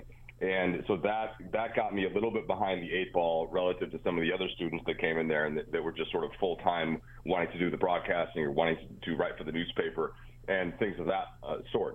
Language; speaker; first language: English; native; English